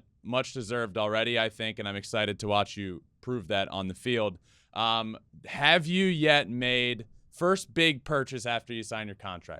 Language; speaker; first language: English; native; English